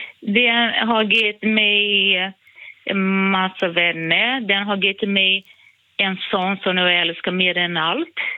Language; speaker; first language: Swedish; non-native, fluent; Portuguese